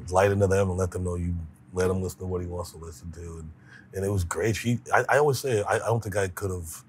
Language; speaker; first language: English; native; English